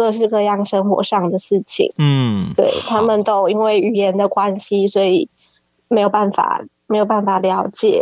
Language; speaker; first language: Chinese; native; Chinese